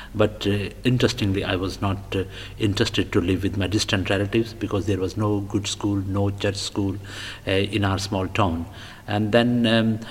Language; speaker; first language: English; non-native, local second language; Punjabi